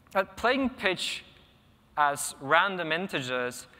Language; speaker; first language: English; non-native, fluent; Polish